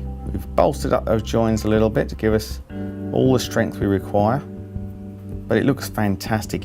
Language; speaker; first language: English; native; English